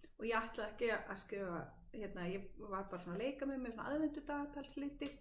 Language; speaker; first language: Icelandic; early bilingual, heritage; Icelandic